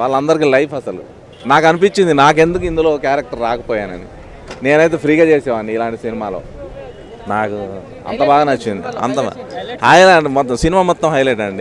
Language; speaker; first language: Telugu; native; Telugu